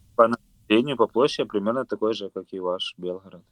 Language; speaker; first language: Russian; non-native, local second language; Ukrainian